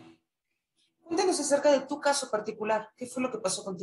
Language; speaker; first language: Spanish; native; Spanish